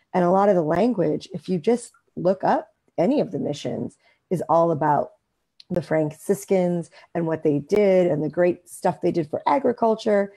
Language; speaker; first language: English; native; English